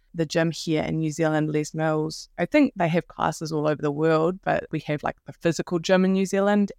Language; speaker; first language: English; native; English